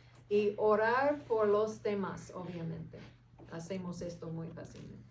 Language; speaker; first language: Spanish; non-native, fluent; English